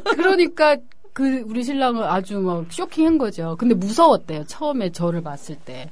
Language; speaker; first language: Korean; native; Korean